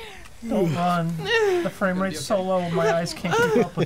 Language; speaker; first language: English; native; English